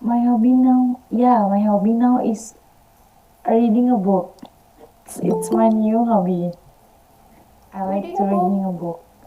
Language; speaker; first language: English; non-native, learner; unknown